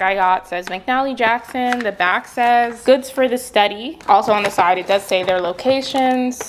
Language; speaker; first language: English; native; English